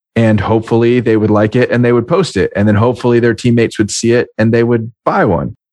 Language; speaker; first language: English; native; English